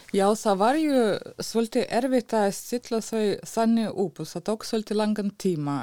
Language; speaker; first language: Icelandic; non-native, fluent; Russian